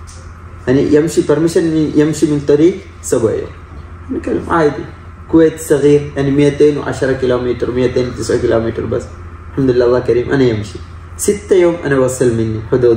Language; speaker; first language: Arabic; non-native, learner; Malayalam